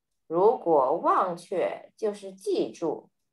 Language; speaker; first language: Chinese; early bilingual, heritage; Chinese